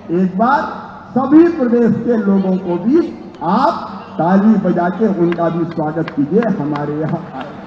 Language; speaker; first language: Hindi; native; Hindi